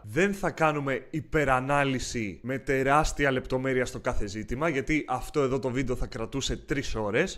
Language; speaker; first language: Greek; native; Greek